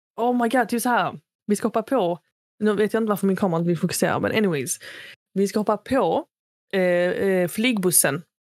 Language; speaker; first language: Swedish; early bilingual, other home language; Arabic